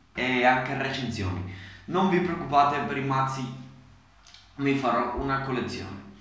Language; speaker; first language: Italian; early bilingual, other home language; Spanish